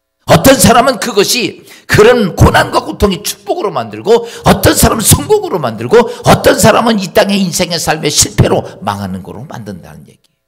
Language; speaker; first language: Korean; native; Korean